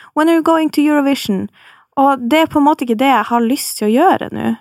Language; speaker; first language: Norwegian; native; Norwegian